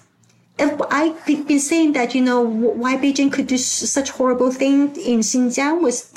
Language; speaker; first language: English; non-native, local second language; Cantonese